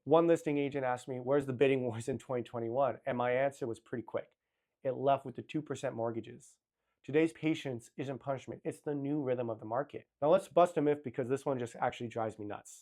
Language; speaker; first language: English; native; English